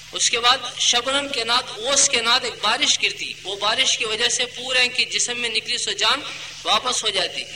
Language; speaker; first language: Urdu; native; Urdu